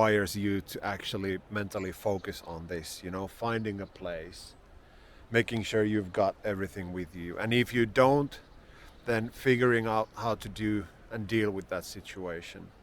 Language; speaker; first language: English; non-native, fluent; Finnish